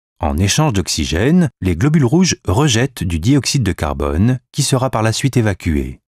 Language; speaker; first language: French; native; French